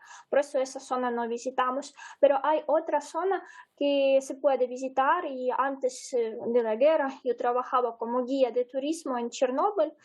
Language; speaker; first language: Spanish; non-native, fluent; Ukrainian